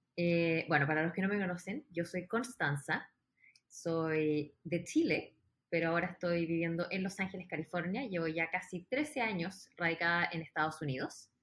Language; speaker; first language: Spanish; native; Spanish